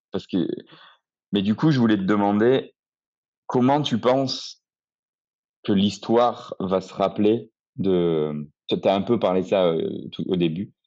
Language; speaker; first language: French; native; French